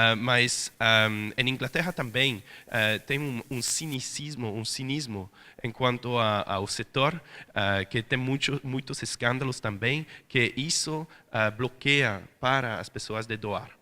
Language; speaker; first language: Portuguese; non-native, fluent; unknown